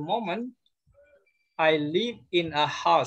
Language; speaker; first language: English; non-native, fluent; Indonesian